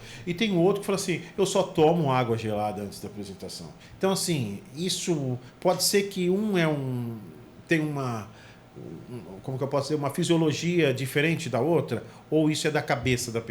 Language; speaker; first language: Portuguese; native; Portuguese